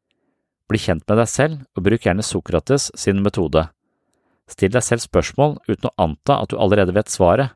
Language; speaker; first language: Norwegian; native; Norwegian